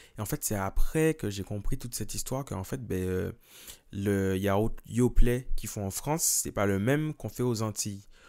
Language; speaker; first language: French; native; French